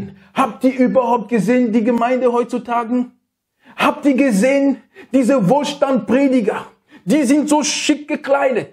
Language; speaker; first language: German; non-native, learner; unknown